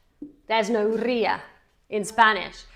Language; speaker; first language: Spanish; non-native, fluent; English